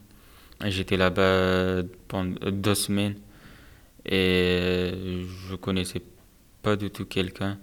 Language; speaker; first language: French; non-native, fluent; Persian